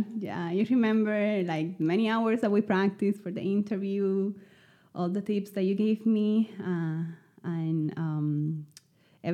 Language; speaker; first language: English; non-native, fluent; Spanish